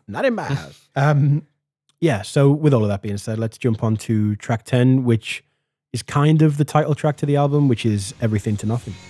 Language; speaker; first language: English; native; English